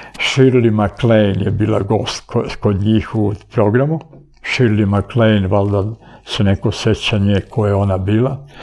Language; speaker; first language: Serbian; early bilingual, other home language; Bulgarian